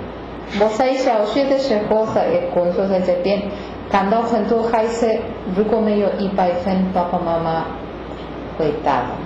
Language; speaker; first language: Chinese; non-native, learner; Spanish